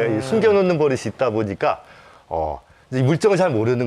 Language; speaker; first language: Korean; native; Korean